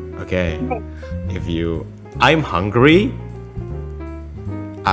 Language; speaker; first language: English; non-native, fluent; Indonesian